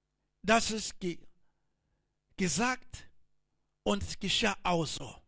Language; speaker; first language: German; non-native, learner; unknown